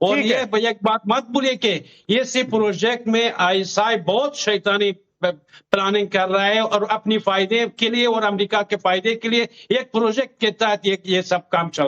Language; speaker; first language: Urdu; non-native, learner; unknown